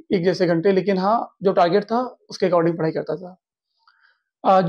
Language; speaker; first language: Hindi; native; Hindi